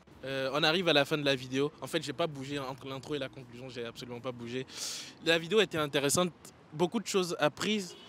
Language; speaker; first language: French; native; French